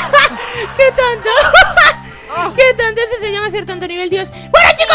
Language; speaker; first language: Spanish; native; Spanish